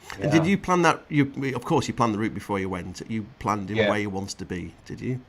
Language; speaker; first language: English; native; English